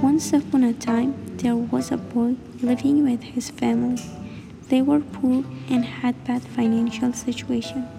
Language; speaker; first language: English; non-native, learner; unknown